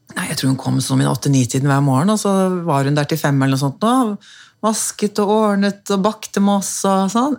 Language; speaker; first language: Norwegian; native; Norwegian